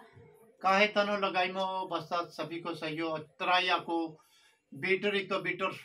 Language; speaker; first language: Filipino; non-native, learner; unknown